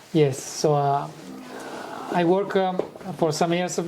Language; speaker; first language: English; non-native, fluent; Italian